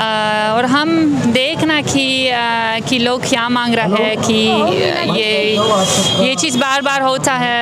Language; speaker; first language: Hindi; non-native, learner; Dutch